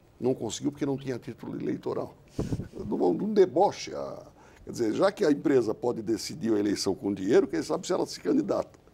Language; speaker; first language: Portuguese; native; Portuguese